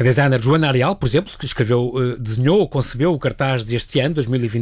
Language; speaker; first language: Portuguese; native; Portuguese